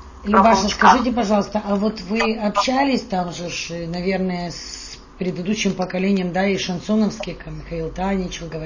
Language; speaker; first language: Russian; native; Russian